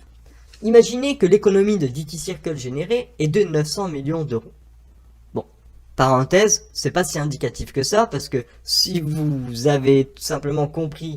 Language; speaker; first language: French; native; French